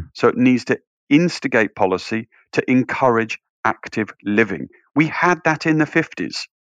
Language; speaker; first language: English; native; English